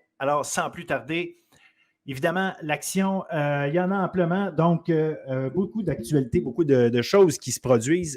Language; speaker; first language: French; native; French